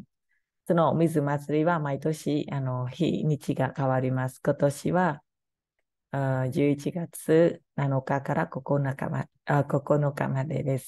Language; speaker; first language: Japanese; non-native, learner; Khmer